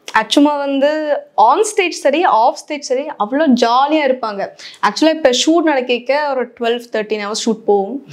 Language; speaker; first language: Tamil; early bilingual, heritage; Tamil